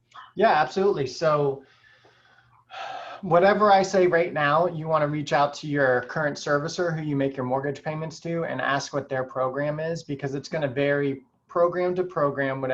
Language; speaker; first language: English; native; English